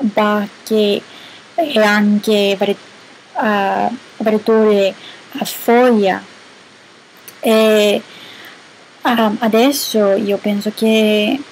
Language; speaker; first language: Italian; non-native, learner; English